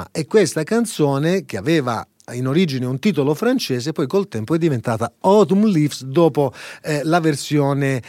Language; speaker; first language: Italian; native; Italian